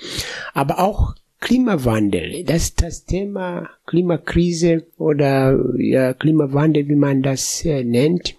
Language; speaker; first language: German; non-native, fluent; Swahili